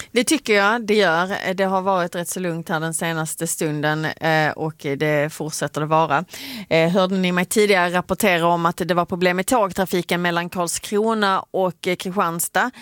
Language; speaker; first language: Swedish; native; Swedish